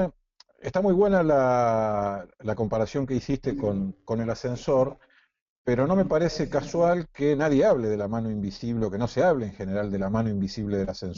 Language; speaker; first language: Spanish; native; Spanish